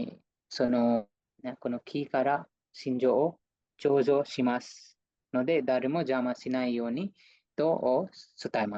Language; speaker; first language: Japanese; non-native, fluent; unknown